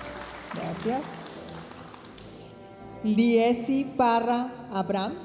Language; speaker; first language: Spanish; native; Spanish